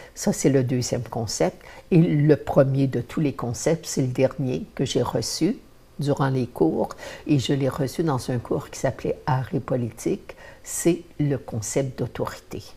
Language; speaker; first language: French; native; French